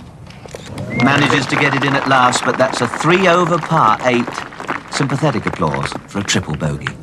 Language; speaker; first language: English; native; English